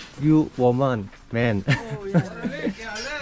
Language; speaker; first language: English; non-native, learner; Korean